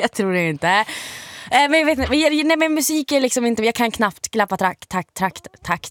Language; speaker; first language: Swedish; native; Swedish